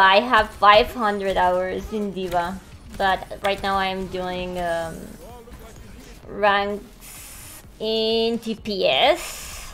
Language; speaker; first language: English; non-native, learner; Spanish